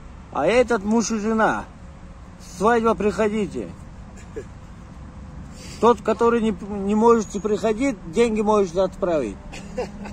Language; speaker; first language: Russian; non-native, learner; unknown